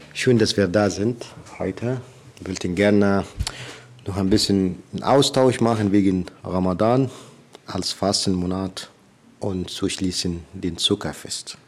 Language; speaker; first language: German; non-native, fluent; Arabic